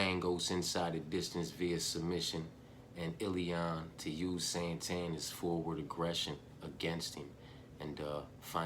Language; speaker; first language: English; native; English